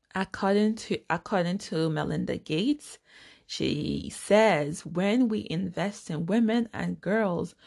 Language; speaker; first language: English; non-native, local second language; Igbo